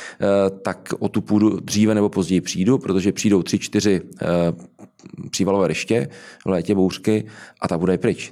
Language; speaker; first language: Czech; native; Czech